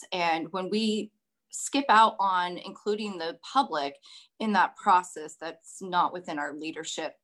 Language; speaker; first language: English; native; English